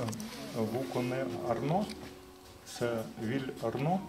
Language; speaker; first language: French; non-native, learner; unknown